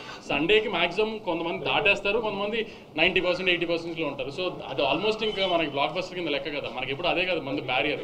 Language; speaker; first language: Telugu; native; Telugu